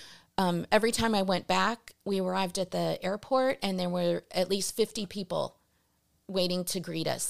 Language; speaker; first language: English; early bilingual, other home language; Portuguese